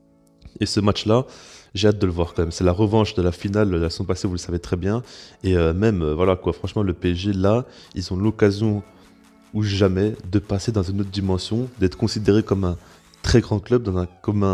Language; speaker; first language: French; native; French